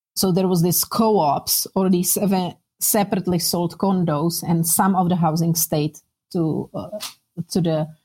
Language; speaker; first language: English; non-native, fluent; Czech